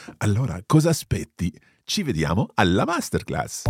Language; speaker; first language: Italian; non-native, fluent; English